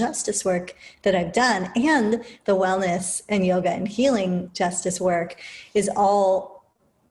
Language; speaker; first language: English; native; English